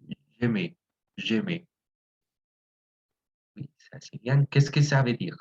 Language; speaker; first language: French; non-native, fluent; Spanish